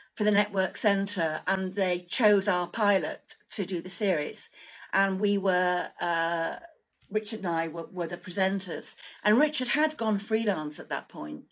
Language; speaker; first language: English; native; English